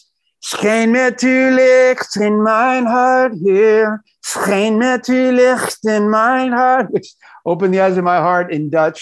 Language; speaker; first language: English; native; English